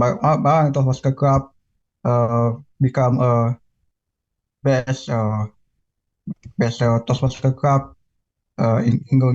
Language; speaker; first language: English; non-native, learner; Indonesian